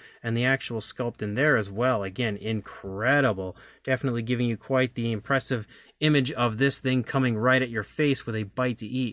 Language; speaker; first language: English; native; English